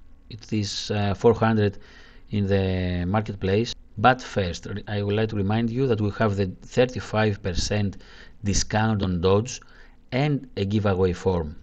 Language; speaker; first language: English; non-native, learner; Greek